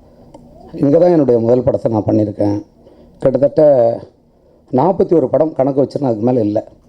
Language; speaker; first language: Tamil; native; Tamil